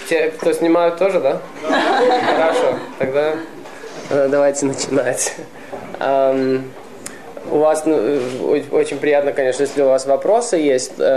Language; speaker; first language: Russian; early bilingual, heritage; Russian